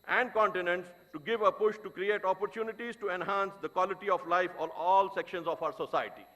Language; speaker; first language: English; non-native, local second language; Urdu